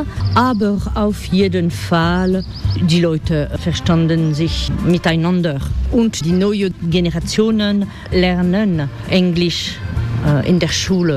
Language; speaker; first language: German; non-native, fluent; French